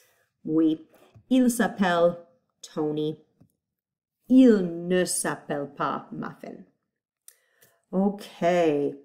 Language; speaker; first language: French; non-native, fluent; English